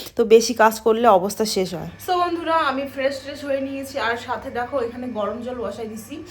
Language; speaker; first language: Bangla; non-native, local second language; Rangpuri